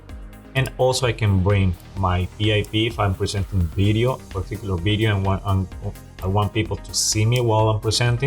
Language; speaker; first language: English; non-native, fluent; Spanish